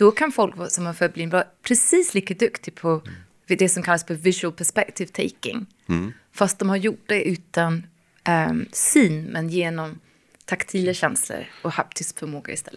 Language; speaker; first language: Swedish; non-native, fluent; English